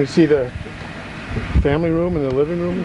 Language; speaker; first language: English; native; English